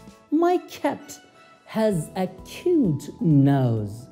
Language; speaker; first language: English; non-native, fluent; Turkish